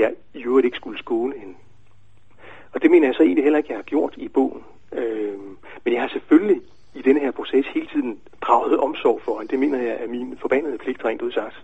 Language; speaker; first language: Danish; native; Danish